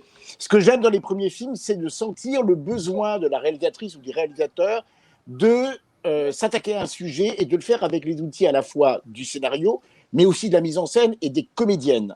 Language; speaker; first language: French; native; French